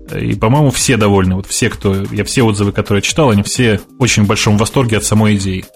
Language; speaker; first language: Russian; native; Russian